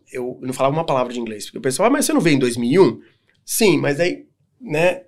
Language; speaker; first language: Portuguese; native; Portuguese